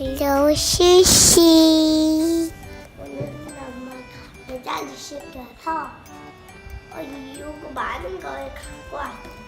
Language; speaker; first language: Korean; early bilingual, heritage; Korean